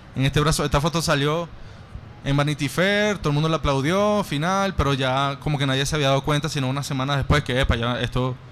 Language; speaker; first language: Spanish; native; Spanish